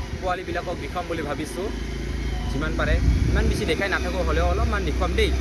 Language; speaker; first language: Assamese; non-native, local second language; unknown